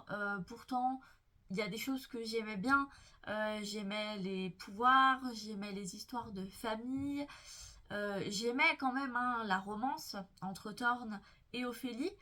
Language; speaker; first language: French; native; French